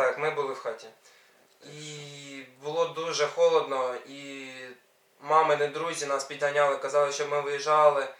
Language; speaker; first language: Ukrainian; non-native, local second language; Russian